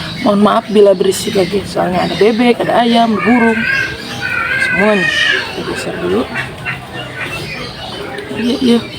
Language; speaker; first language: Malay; non-native, local second language; Sundanese